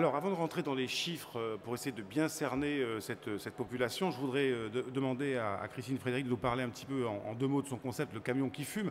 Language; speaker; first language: French; native; French